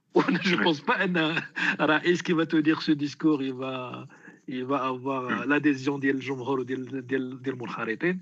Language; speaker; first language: French; non-native, local second language; Arabic